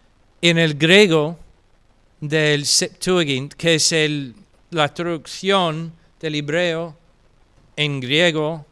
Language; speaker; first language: Spanish; non-native, fluent; English